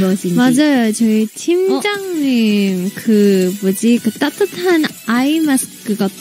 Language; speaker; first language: Korean; non-native, fluent; Japanese